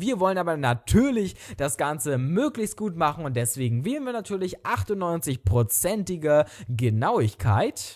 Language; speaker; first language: German; native; German